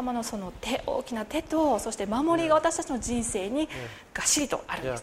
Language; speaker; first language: Japanese; native; Japanese